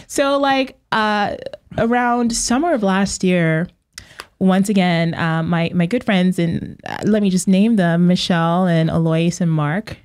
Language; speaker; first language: English; native; English